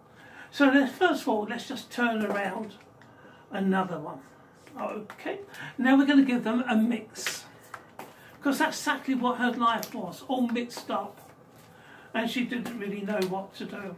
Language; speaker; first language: English; native; English